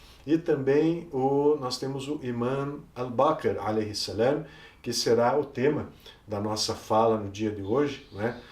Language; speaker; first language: Portuguese; native; Portuguese